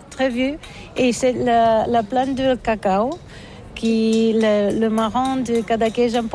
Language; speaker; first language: French; non-native, learner; Catalan